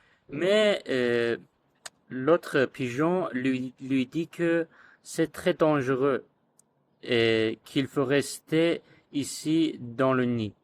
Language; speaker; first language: French; non-native, learner; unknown